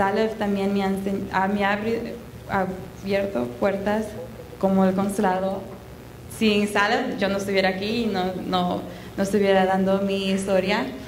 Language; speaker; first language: Spanish; early bilingual, heritage; Spanish